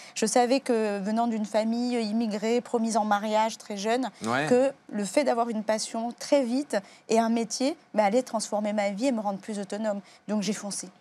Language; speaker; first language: French; native; French